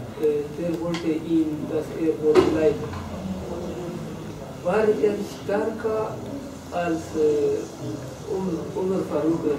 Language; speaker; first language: German; non-native, learner; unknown